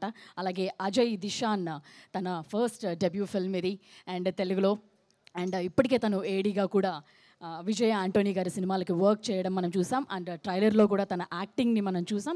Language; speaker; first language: Telugu; native; Telugu